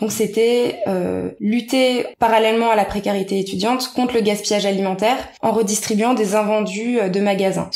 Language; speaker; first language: French; native; French